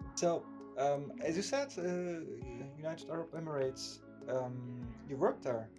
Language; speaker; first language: English; non-native, fluent; Turkish